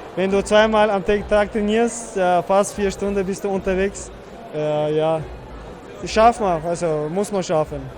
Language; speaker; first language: German; non-native, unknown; Czech